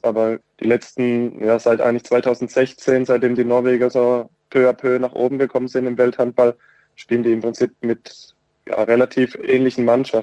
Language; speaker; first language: German; native; German